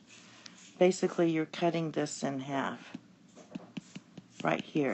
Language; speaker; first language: English; native; English